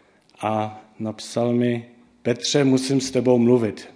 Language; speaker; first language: Czech; non-native, fluent; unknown